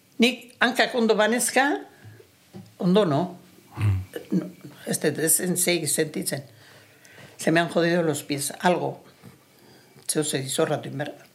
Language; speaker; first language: Basque; native; Basque